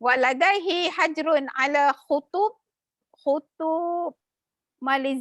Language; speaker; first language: Arabic; non-native, learner; Malay